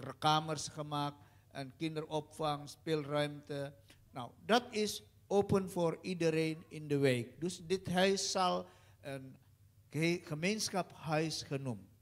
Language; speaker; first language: Dutch; non-native, learner; Indonesian